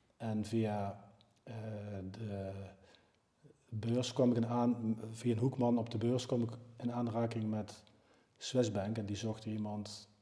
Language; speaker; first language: Dutch; native; Dutch